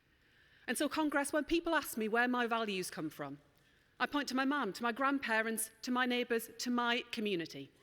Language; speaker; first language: English; native; English